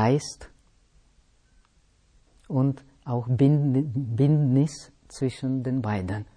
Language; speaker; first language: German; non-native, fluent; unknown